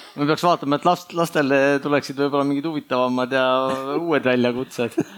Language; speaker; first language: Estonian; native; Estonian